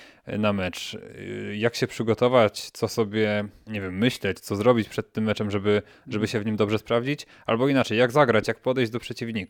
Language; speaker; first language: Polish; native; Polish